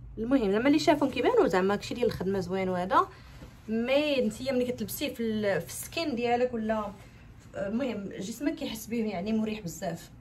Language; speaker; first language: Arabic; native; Arabic